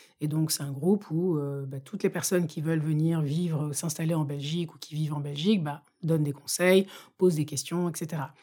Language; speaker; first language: French; non-native, local second language; Bambara